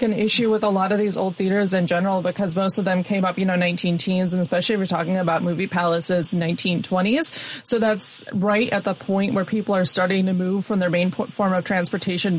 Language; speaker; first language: English; native; English